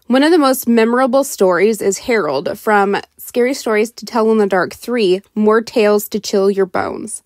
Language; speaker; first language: English; native; English